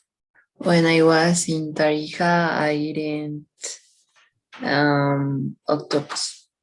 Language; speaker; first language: English; non-native, learner; Spanish